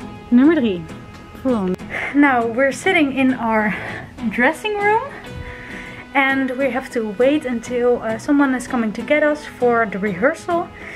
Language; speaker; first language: English; non-native, fluent; Dutch